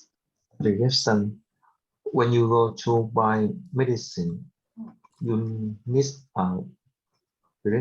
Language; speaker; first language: English; non-native, learner; Vietnamese